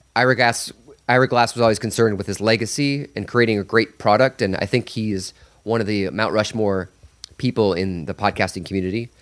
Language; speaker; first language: English; native; English